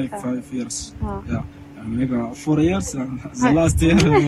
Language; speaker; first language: English; non-native, learner; Arabic